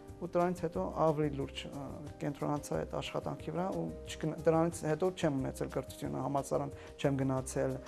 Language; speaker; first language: Armenian; early bilingual, heritage; Armenian